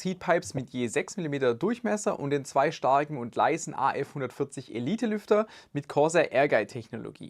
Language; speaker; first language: German; native; German